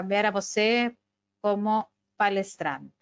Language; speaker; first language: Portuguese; non-native, fluent; Spanish